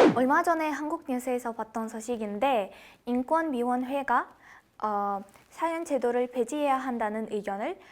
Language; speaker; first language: Korean; non-native, fluent; Kazakh